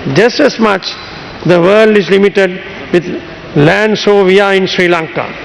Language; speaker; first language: English; non-native, local second language; Sinhala